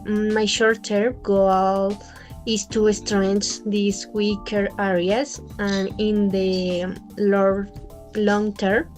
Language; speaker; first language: English; non-native, learner; Spanish